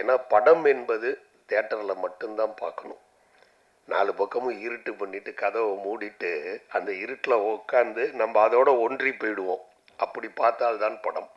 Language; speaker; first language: Tamil; native; Tamil